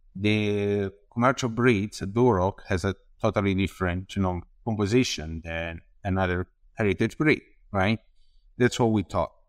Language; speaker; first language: English; non-native, fluent; Italian